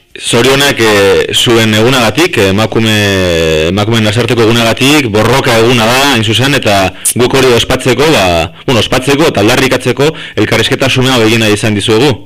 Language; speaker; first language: Basque; non-native, local second language; Spanish